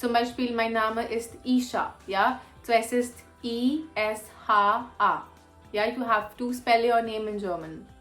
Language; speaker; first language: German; non-native, fluent; Hindi